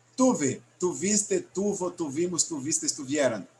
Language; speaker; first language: Spanish; non-native, learner; Portuguese